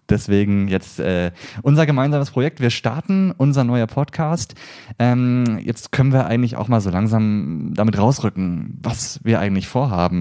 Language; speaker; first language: German; native; German